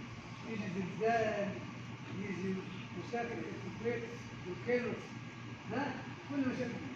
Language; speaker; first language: Arabic; non-native, learner; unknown